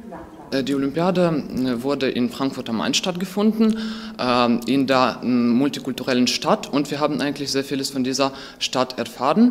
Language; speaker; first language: German; non-native, fluent; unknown